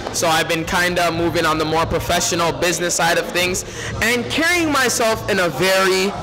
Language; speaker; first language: English; native; English